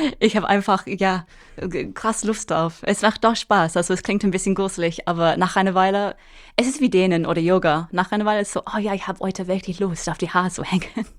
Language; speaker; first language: German; non-native, fluent; English